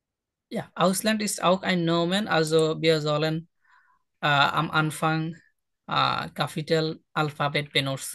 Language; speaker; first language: German; non-native, local second language; Bangla